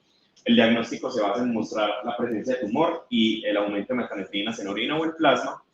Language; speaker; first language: Spanish; native; Spanish